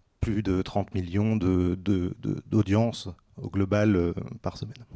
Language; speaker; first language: French; native; French